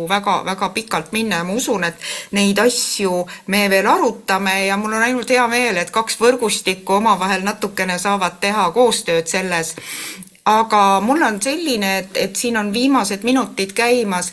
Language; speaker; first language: Estonian; native; Estonian